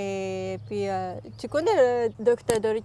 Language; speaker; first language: French; non-native, learner; Japanese